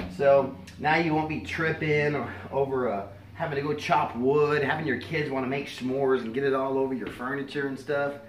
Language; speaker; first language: English; native; English